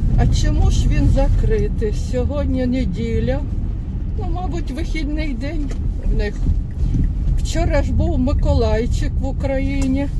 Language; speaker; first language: Ukrainian; non-native, local second language; Russian